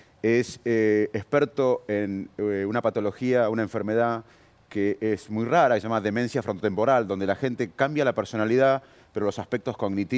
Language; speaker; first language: Spanish; native; Spanish